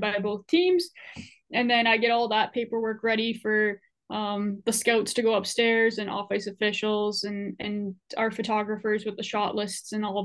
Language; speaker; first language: English; native; English